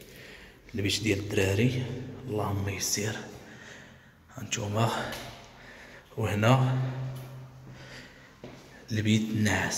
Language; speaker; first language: Arabic; native; Arabic